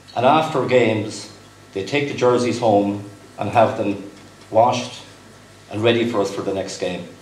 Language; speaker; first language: English; native; English